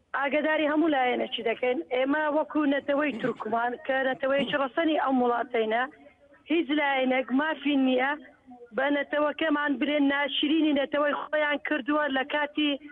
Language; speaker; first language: Central Kurdish; non-native, local second language; Turkish